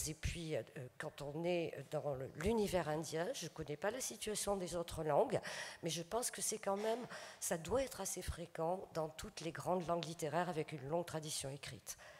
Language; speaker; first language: French; native; French